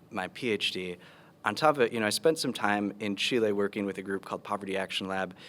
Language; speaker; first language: English; early bilingual, other home language; Spanish